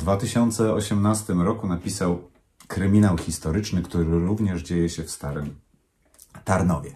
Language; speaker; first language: Polish; native; Polish